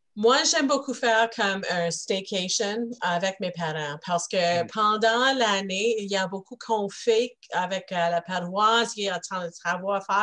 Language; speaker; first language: French; non-native, local second language; English